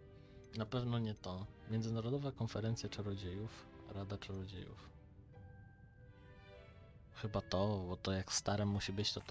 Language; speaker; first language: Polish; native; Polish